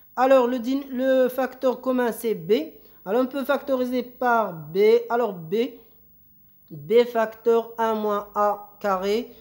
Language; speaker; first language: French; non-native, local second language; Arabic